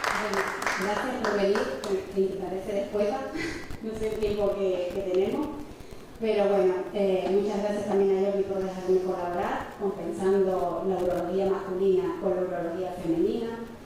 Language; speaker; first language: Spanish; native; Spanish